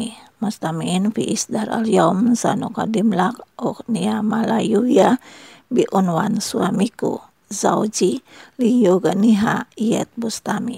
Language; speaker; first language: Arabic; non-native, fluent; Indonesian